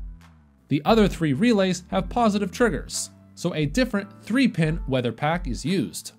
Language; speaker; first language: English; native; English